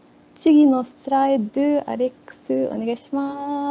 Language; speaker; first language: Japanese; non-native, fluent; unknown